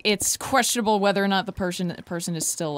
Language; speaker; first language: English; native; English